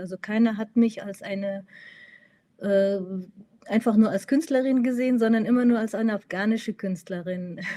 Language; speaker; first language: German; early bilingual, other home language; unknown